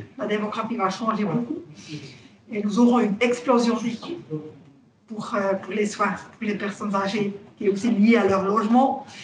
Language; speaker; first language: French; non-native, local second language; Swiss German